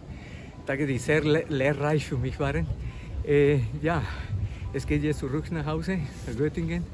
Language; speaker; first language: German; non-native, fluent; Spanish